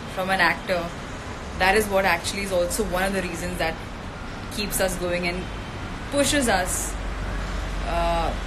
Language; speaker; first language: English; non-native, local second language; Hindi